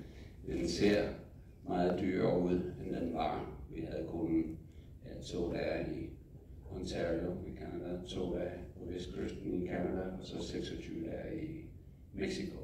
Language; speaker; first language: Danish; non-native, fluent; English